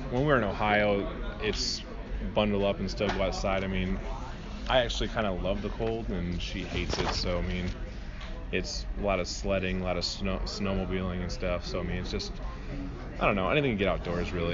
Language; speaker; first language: English; native; English